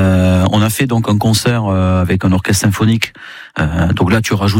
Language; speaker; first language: French; native; French